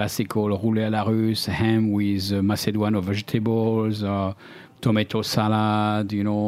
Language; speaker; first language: English; non-native, fluent; French